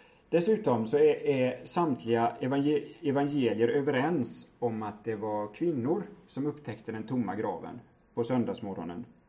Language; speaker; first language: Swedish; native; Swedish